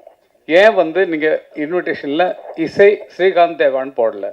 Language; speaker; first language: Tamil; native; Tamil